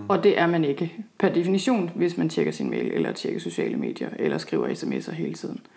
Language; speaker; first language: Danish; native; Danish